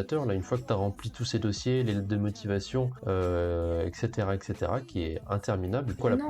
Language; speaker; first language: French; native; French